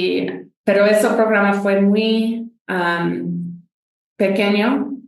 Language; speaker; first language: Spanish; non-native, fluent; English